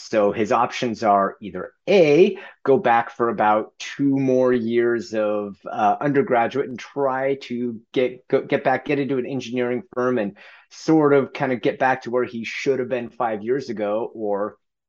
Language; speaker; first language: English; native; English